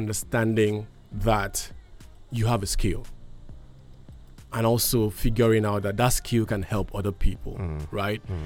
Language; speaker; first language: English; non-native, local second language; Ibibio